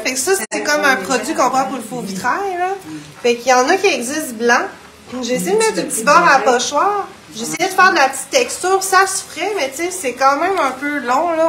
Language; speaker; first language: French; native; French